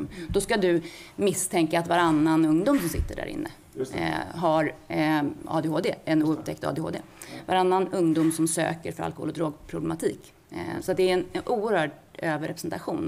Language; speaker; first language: Swedish; native; Swedish